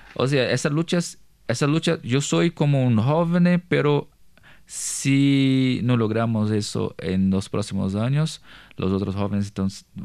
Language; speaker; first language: Spanish; non-native, learner; Portuguese